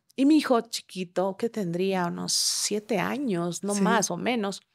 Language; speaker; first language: Spanish; native; Spanish